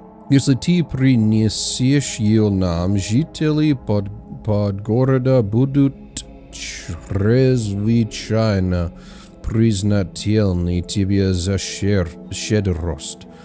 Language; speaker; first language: Russian; non-native, learner; English